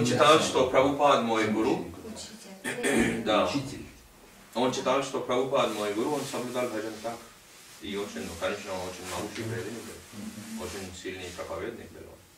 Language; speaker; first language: Russian; non-native, learner; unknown